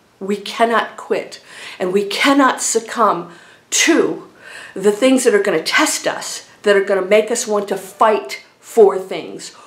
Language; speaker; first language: English; native; English